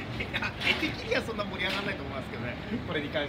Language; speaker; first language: Japanese; native; Japanese